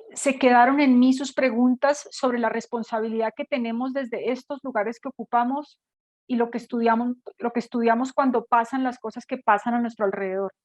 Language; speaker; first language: Spanish; native; Spanish